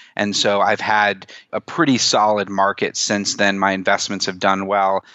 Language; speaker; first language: English; native; English